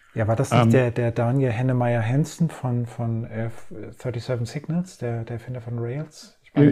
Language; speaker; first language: German; native; German